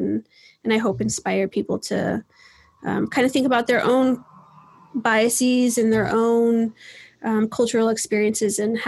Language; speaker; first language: English; native; English